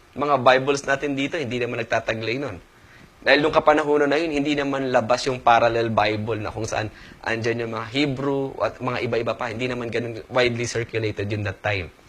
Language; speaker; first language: Filipino; native; Filipino